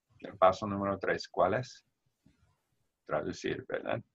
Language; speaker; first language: Spanish; non-native, learner; English